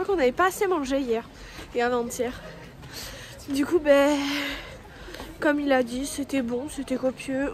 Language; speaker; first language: French; native; French